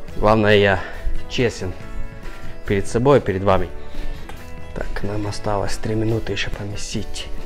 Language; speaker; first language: Russian; early bilingual, heritage; Russian